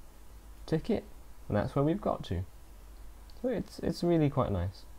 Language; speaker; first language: English; native; English